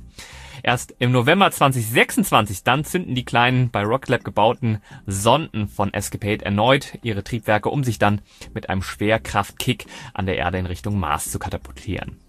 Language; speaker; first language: German; native; German